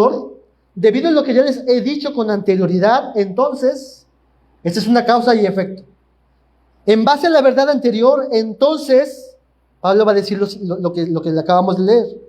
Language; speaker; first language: Spanish; native; Spanish